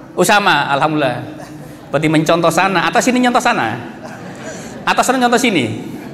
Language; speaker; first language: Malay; native; Malay